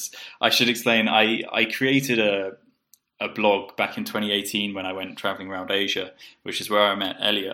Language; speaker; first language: English; native; English